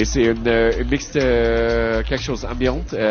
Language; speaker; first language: French; non-native, learner; English